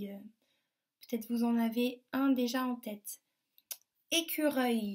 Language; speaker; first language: French; native; French